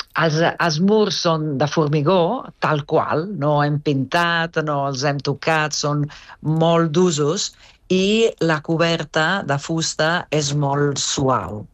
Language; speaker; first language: Catalan; non-native, fluent; Italian